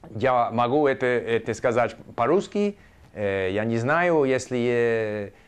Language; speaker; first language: Russian; non-native, fluent; English